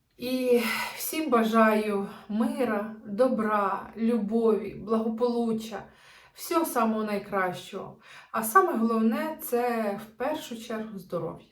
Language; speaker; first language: Ukrainian; native; Ukrainian